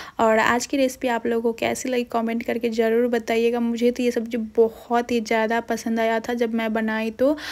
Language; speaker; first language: Hindi; native; Hindi